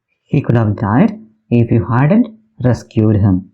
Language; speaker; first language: English; non-native, local second language; Malayalam